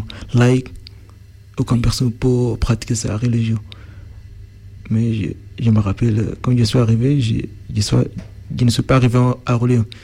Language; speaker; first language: French; non-native, learner; Arabic